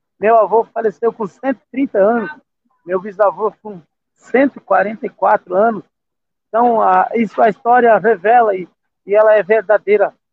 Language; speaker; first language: Portuguese; non-native, local second language; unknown